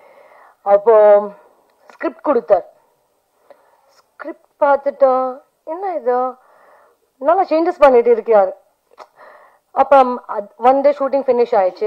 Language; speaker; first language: Tamil; non-native, learner; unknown